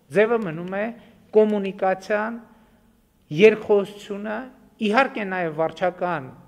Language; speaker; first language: Armenian; native; Armenian